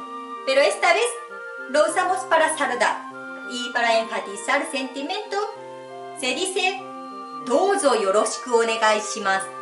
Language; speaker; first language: Spanish; non-native, fluent; Japanese